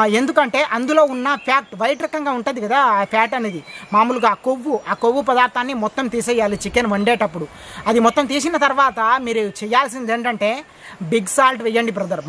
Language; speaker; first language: Telugu; non-native, local second language; Lambadi